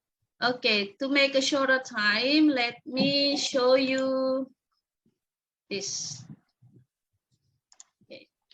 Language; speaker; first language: English; non-native, learner; Indonesian